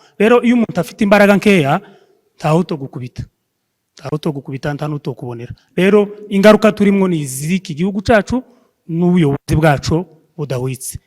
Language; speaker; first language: Kinyarwanda; native; Kinyarwanda